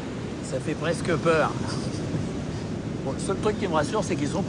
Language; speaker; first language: French; native; French